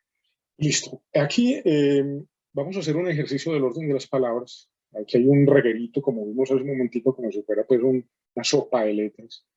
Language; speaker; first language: Spanish; native; Spanish